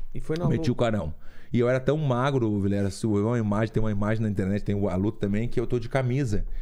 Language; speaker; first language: Portuguese; native; Portuguese